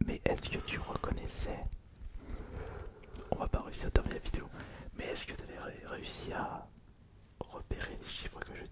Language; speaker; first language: French; native; French